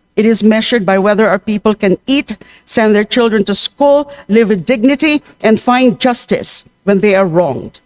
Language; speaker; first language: English; non-native, local second language; Filipino